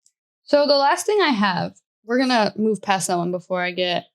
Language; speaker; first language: English; native; English